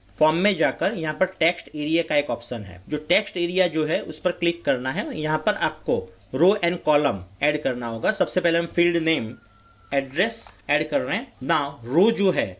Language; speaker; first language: Hindi; non-native, local second language; Gujarati